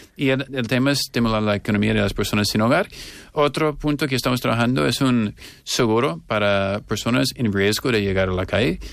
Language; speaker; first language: Spanish; non-native, fluent; English